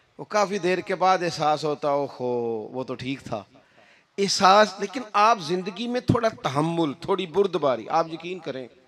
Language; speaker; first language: Urdu; non-native, local second language; Punjabi